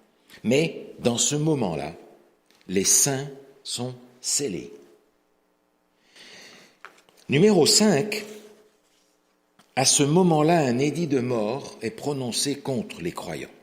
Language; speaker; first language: French; native; French